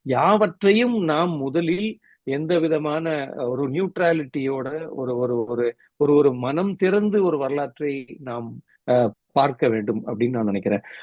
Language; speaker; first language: Tamil; non-native, local second language; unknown